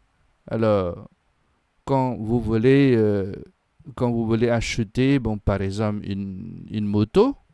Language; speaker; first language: French; non-native, fluent; Khmer